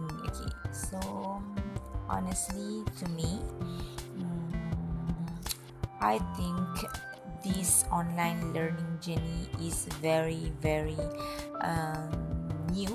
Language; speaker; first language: English; non-native, learner; Malay